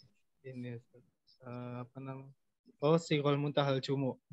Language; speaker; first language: Indonesian; native; Indonesian